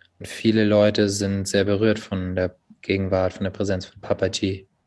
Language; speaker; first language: German; native; German